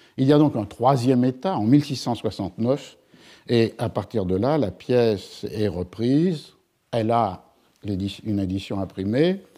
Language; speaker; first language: French; native; French